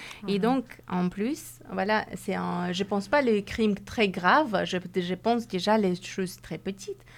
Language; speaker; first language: French; non-native, fluent; Persian